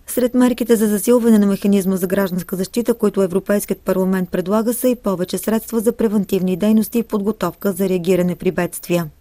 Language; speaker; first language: Bulgarian; native; Bulgarian